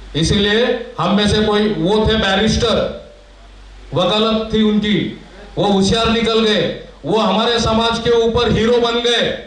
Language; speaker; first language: Hindi; non-native, local second language; Marathi